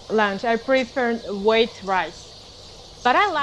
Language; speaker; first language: English; non-native, fluent; Malagasy